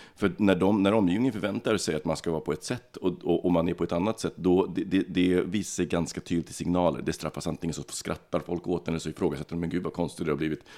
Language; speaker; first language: Swedish; early bilingual, other home language; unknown